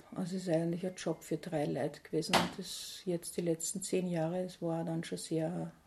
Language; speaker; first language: German; native; German